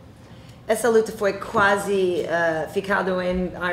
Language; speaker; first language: Portuguese; non-native, learner; English